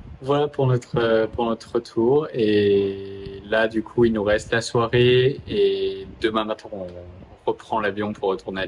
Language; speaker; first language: French; native; French